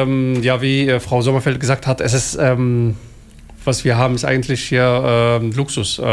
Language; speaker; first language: German; non-native, learner; Somali